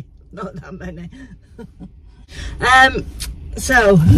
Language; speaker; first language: English; native; English